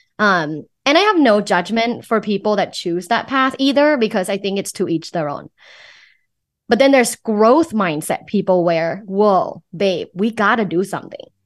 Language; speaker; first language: English; non-native, fluent; Thai